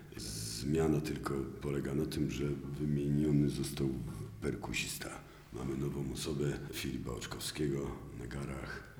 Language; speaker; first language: Polish; native; Polish